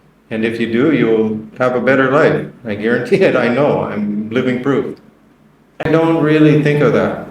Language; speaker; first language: English; native; English